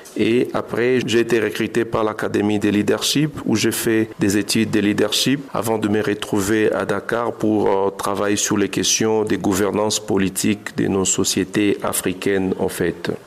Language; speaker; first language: French; non-native, local second language; Swahili